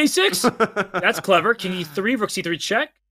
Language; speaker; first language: English; native; English